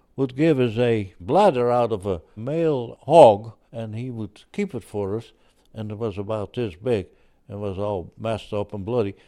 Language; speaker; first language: English; early bilingual, other home language; Dutch